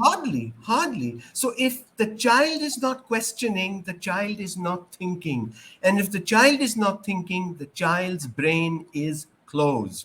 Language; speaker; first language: English; non-native, local second language; Urdu